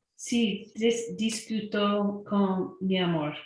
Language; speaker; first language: Spanish; non-native, learner; English